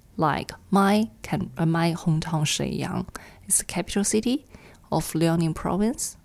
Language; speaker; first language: English; non-native, fluent; Chinese